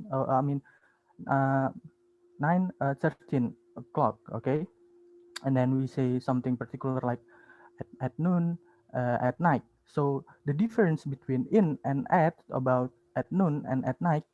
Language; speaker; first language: English; non-native, learner; Indonesian